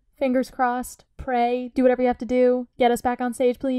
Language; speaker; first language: English; native; English